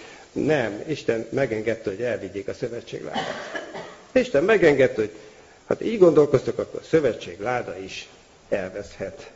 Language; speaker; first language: Hungarian; native; Hungarian